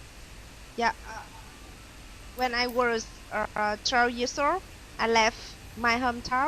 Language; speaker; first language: English; non-native, learner; Vietnamese